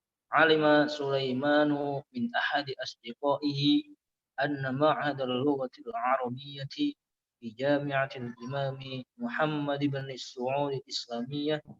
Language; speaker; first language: Arabic; non-native, learner; Indonesian